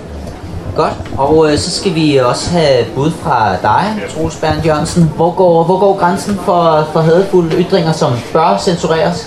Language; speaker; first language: Danish; native; Danish